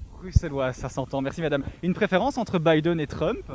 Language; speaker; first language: French; native; French